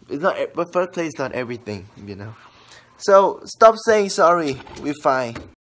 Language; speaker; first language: English; non-native, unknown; Thai